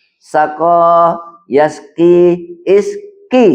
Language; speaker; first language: Arabic; non-native, fluent; Malay